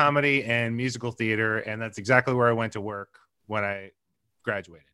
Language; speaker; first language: English; native; English